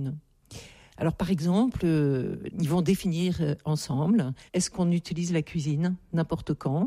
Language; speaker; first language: French; native; French